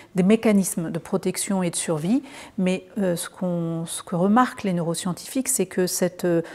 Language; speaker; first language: French; native; French